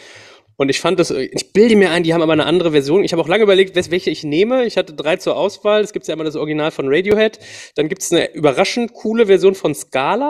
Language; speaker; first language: German; native; German